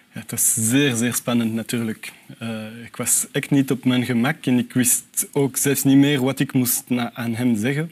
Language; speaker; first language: Dutch; non-native, local second language; French